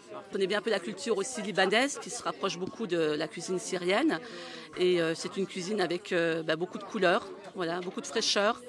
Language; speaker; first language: French; native; French